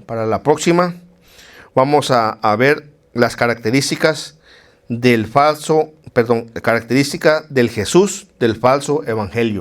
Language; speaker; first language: Spanish; native; Spanish